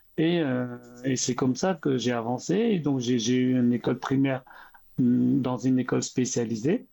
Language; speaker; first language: French; early bilingual, other home language; Khmer